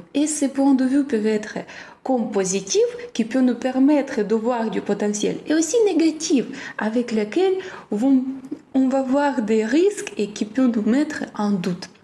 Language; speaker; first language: French; non-native, fluent; Ukrainian